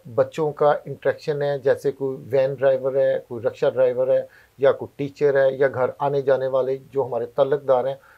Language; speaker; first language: Urdu; non-native, local second language; Punjabi